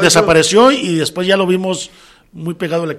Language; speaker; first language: Spanish; native; Spanish